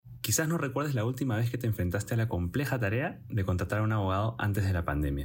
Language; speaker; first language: Spanish; native; Spanish